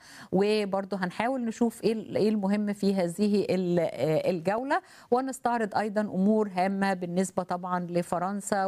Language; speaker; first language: Arabic; native; Arabic